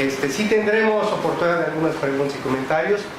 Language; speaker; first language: Spanish; native; Spanish